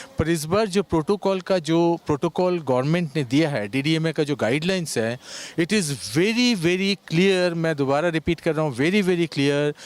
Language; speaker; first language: Hindi; non-native, local second language; Bangla